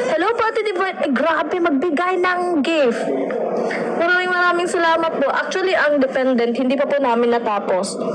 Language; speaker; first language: Filipino; non-native, local second language; Cebuano